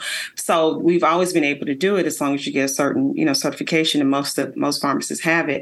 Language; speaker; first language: English; native; English